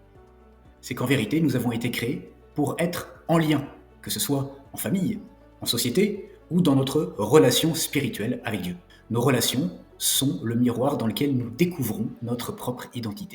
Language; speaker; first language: French; native; French